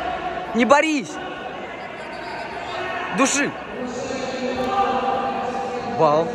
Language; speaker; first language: Russian; native; Russian